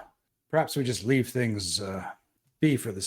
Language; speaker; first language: English; native; English